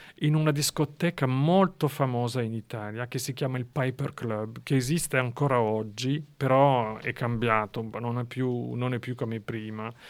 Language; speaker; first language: Italian; non-native, fluent; French